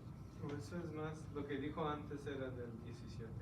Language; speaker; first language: Spanish; early bilingual, heritage; Spanish